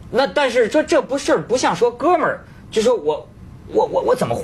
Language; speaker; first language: Chinese; native; Chinese